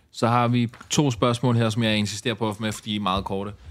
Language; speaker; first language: Danish; native; Danish